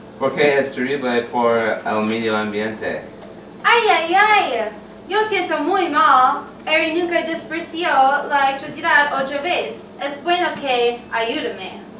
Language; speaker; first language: Spanish; non-native, learner; English